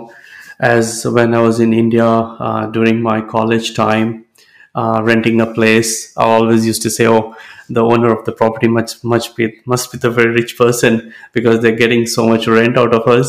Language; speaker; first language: English; non-native, local second language; Hindi